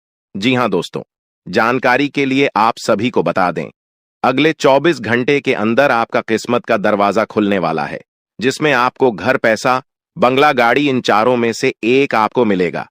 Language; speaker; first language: Hindi; non-native, local second language; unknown